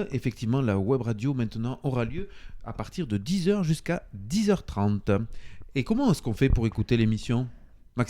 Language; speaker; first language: French; native; French